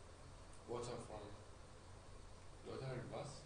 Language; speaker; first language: English; non-native, learner; Chinese